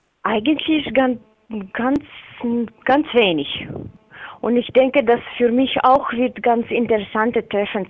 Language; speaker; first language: German; non-native, learner; Latvian